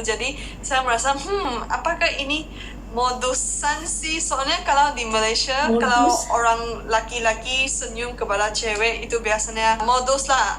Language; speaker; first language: Indonesian; non-native, fluent; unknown